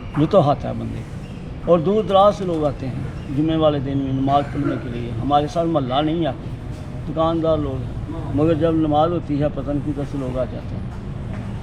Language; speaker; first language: Urdu; non-native, local second language; Punjabi